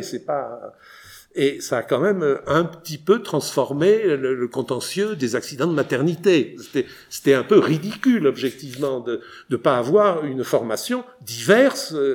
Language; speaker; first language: French; native; French